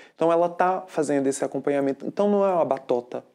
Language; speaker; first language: Portuguese; native; Portuguese